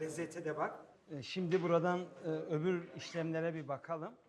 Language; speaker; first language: Turkish; native; Turkish